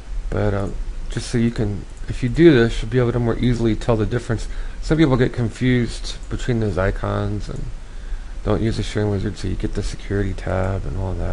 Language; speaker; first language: English; native; English